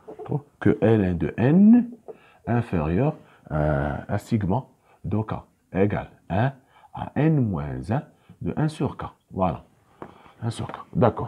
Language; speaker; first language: French; non-native, local second language; Arabic